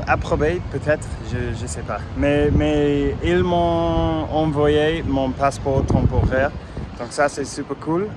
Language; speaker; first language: French; non-native, fluent; English